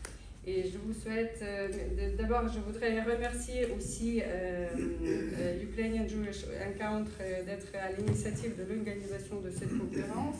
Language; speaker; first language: French; non-native, fluent; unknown